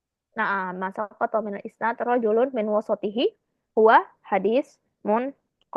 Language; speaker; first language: Arabic; non-native, fluent; Indonesian